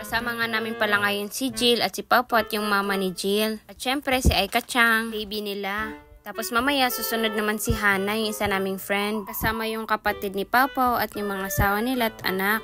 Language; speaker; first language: Filipino; non-native, local second language; Cebuano